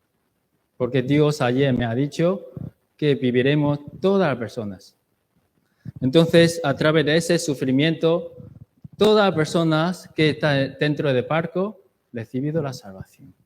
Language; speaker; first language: Spanish; non-native, learner; Chinese